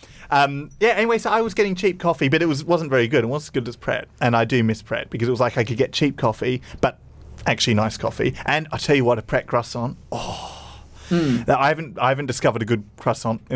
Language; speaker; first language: English; native; English